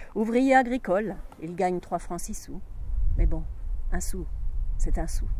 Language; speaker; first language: French; native; French